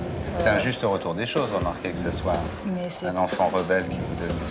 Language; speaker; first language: French; native; French